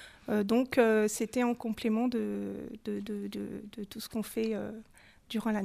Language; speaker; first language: French; native; French